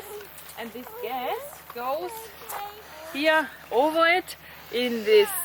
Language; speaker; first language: English; non-native, learner; German